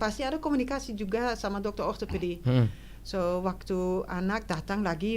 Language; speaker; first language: Indonesian; non-native, fluent; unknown